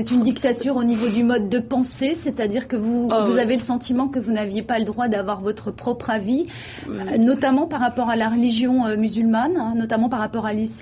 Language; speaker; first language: French; native; French